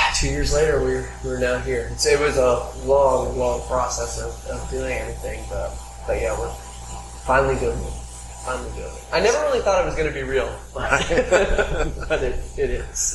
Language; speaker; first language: English; native; English